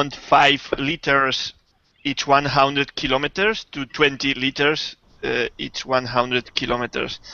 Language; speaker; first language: English; non-native, learner; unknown